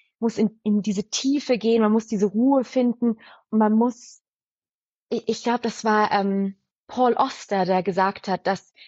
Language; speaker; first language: German; early bilingual, other home language; Persian